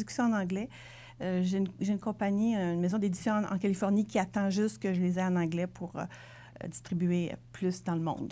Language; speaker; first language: French; native; French